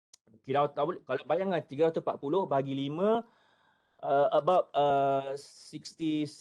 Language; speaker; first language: Malay; native; Malay